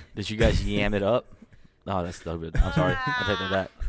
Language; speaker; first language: English; early bilingual, other home language; Filipino